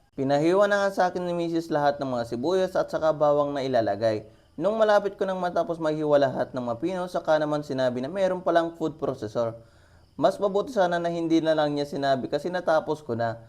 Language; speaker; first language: Filipino; non-native, local second language; Iloko